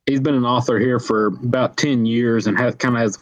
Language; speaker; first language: English; native; English